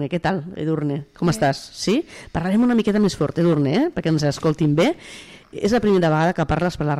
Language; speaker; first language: Catalan; native; Catalan